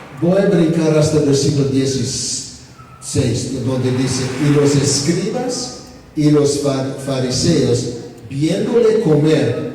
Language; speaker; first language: Spanish; non-native, fluent; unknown